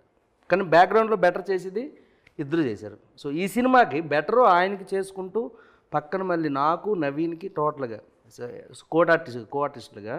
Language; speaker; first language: Telugu; native; Telugu